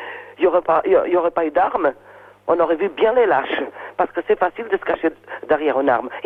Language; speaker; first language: French; non-native, fluent; Portuguese